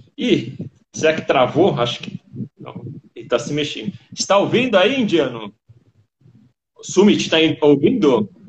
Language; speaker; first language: Portuguese; native; Portuguese